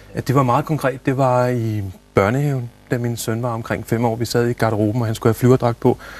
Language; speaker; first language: Danish; native; Danish